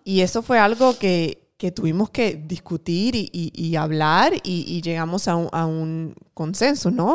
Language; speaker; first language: Spanish; early bilingual, heritage; Spanish